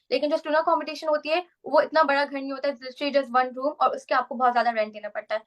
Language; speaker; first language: Urdu; native; Urdu